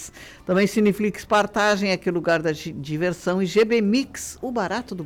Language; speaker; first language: Portuguese; native; Portuguese